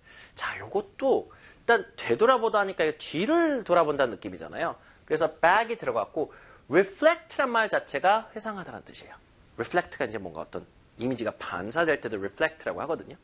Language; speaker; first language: Korean; native; Korean